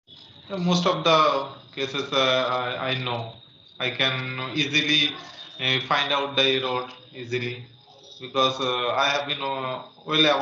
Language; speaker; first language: English; non-native, learner; Bangla